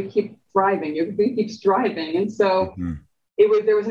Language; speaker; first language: English; early bilingual, other home language; Spanish